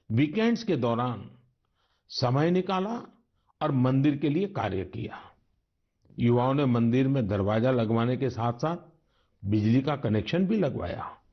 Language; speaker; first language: Hindi; non-native, local second language; Gujarati